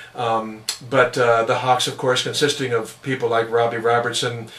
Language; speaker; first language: English; native; English